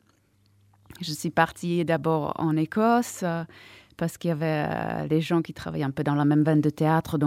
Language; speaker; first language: French; non-native, fluent; Czech